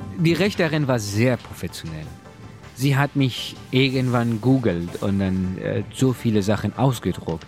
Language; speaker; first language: German; non-native, learner; Persian